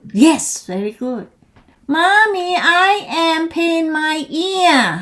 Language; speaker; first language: English; non-native, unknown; Thai